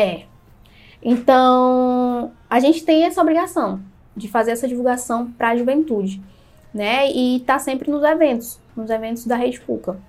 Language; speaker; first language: Portuguese; native; Portuguese